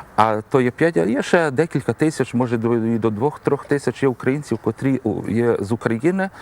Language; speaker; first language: Ukrainian; early bilingual, heritage; Ukrainian